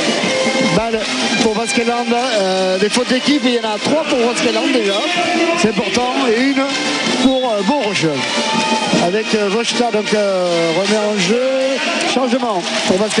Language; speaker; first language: French; native; French